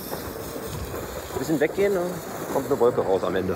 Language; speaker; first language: German; native; German